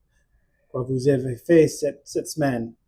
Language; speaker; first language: French; non-native, learner; English